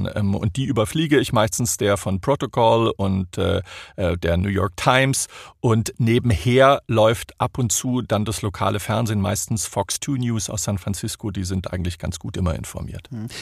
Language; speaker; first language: German; native; German